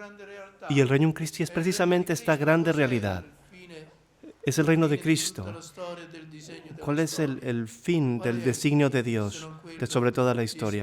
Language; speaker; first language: Spanish; non-native, fluent; Italian